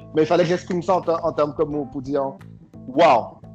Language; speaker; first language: French; native; French